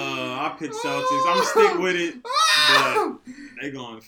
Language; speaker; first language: English; native; English